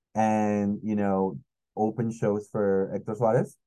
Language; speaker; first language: English; non-native, fluent; Spanish